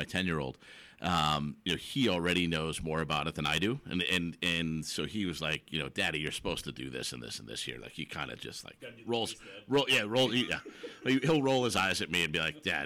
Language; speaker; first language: English; native; English